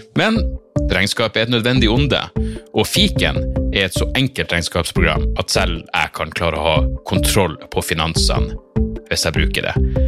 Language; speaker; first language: Norwegian; native; Norwegian